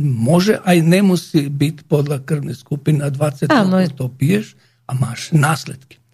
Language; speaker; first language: Slovak; non-native, learner; Croatian